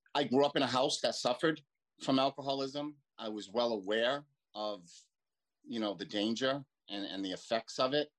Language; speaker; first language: English; native; English